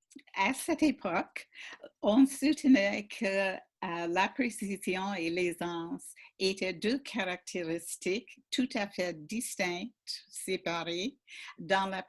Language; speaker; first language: French; non-native, fluent; English